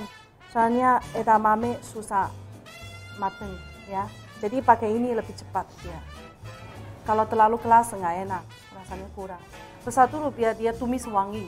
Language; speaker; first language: Indonesian; non-native, fluent; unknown